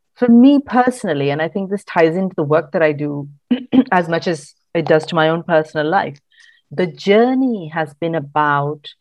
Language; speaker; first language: English; non-native, local second language; Malayalam